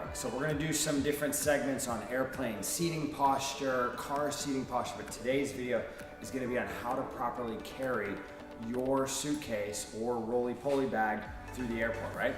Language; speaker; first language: English; native; English